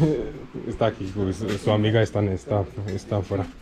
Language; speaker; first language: Spanish; non-native, learner; Swahili